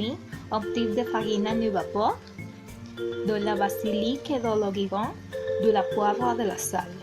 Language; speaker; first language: French; non-native, learner; Spanish